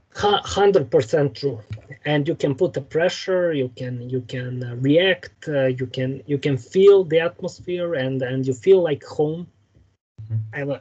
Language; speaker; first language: English; non-native, fluent; Serbian